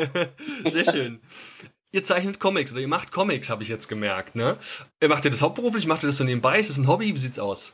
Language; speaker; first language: German; native; German